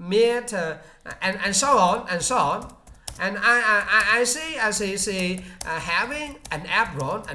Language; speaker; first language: English; non-native, learner; Vietnamese